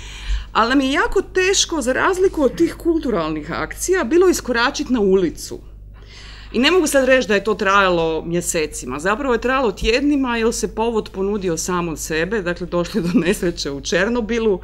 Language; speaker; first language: Croatian; native; Croatian